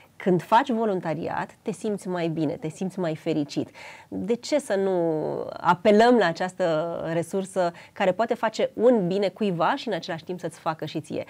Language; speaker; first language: Romanian; native; Romanian